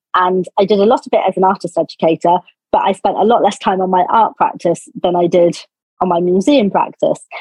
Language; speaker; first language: English; native; English